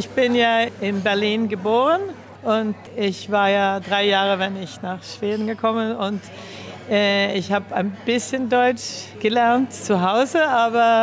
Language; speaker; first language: German; early bilingual, heritage; German